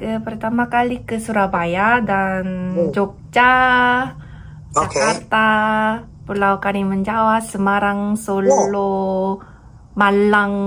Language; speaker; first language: Indonesian; non-native, learner; Korean